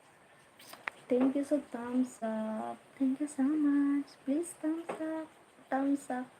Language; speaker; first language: English; non-native, learner; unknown